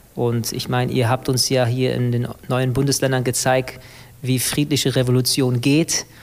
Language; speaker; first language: German; early bilingual, other home language; English